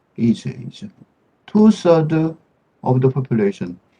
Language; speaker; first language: English; non-native, fluent; Korean